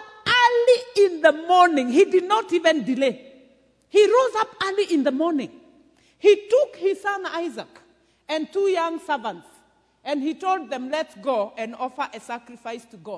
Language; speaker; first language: English; non-native, local second language; Kikuyu